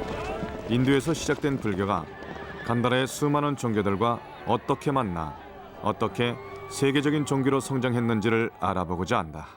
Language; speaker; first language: Korean; native; Korean